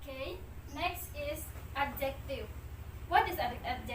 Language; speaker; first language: English; non-native, learner; Indonesian